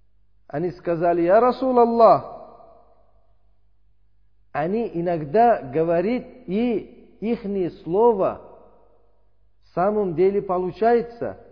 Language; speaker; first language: Russian; non-native, learner; Uzbek